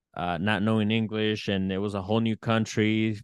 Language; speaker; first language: English; early bilingual, other home language; Spanish